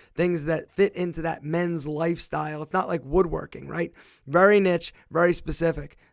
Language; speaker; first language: English; native; English